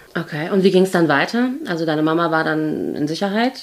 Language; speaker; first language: German; native; German